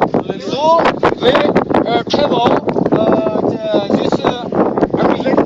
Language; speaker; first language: English; non-native, learner; Chinese